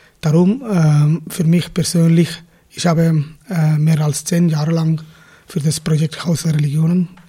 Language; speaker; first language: German; non-native, fluent; Tamil